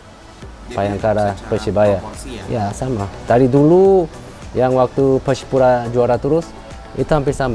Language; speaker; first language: Indonesian; non-native, fluent; Korean